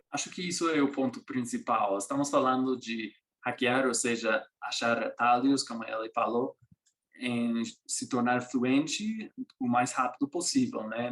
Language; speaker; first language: Portuguese; non-native, fluent; English